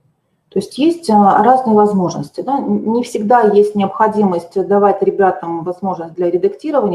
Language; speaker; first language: Russian; native; Russian